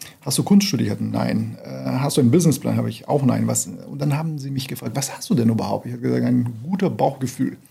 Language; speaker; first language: German; non-native, fluent; Portuguese